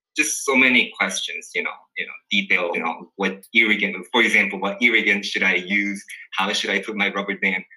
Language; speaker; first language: English; early bilingual, other home language; Korean